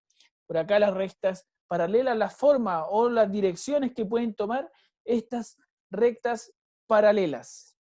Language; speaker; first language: Spanish; native; Spanish